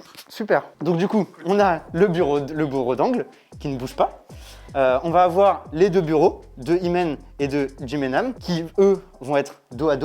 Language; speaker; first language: French; native; French